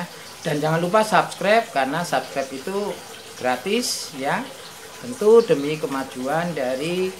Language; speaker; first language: Indonesian; native; Indonesian